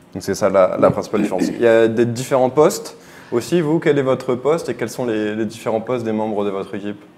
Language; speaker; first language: French; native; French